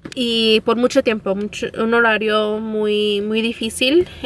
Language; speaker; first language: Spanish; early bilingual, heritage; Spanish